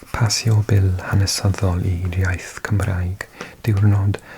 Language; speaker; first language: Welsh; non-native, learner; English